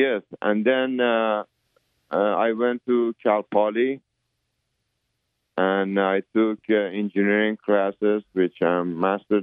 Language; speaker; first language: English; early bilingual, other home language; Persian